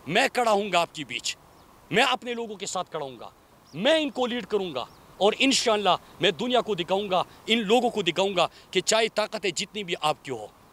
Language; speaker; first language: Urdu; non-native, local second language; Pashto